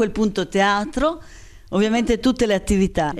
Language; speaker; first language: Italian; native; Italian